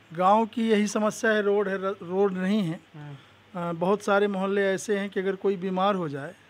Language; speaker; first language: Hindi; native; Hindi